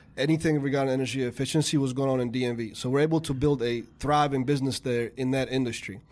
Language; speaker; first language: English; early bilingual, other home language; Slovak